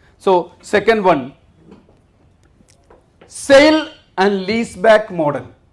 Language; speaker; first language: English; non-native, local second language; Malayalam